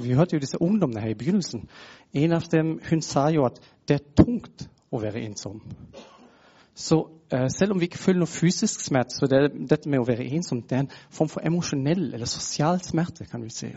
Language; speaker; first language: Norwegian; non-native, fluent; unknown